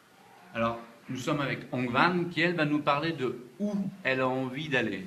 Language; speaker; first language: French; native; French